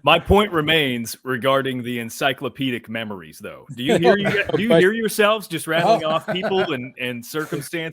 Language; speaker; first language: English; native; English